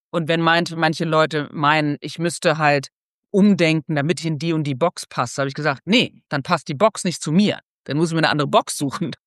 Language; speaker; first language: German; native; German